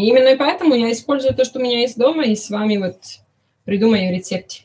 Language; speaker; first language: Russian; early bilingual, heritage; Italian